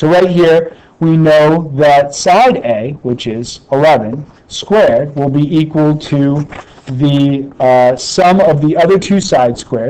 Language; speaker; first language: English; native; English